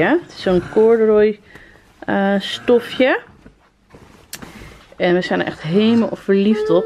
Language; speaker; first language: Dutch; native; Dutch